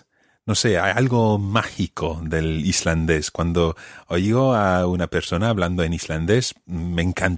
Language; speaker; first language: Spanish; non-native, fluent; English